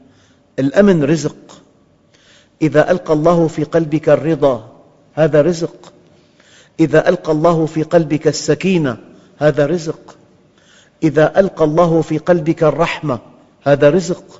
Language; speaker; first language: Arabic; native; Arabic